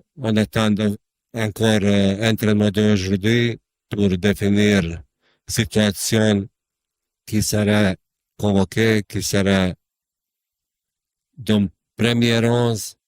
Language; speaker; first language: French; non-native, learner; Bosnian